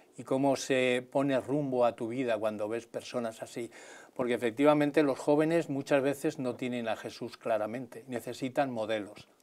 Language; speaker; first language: Spanish; native; Spanish